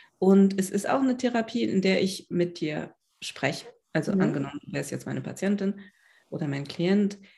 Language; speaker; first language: German; native; German